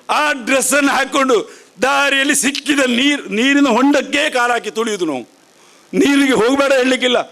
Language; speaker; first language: Kannada; non-native, local second language; Tulu